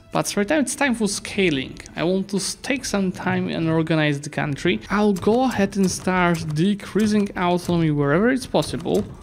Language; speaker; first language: English; non-native, fluent; Polish